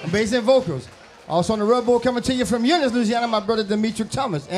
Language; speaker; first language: English; early bilingual, other home language; French